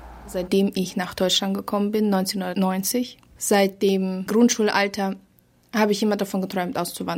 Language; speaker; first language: German; early bilingual, heritage; German